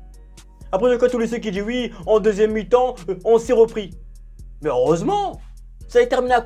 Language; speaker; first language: French; native; French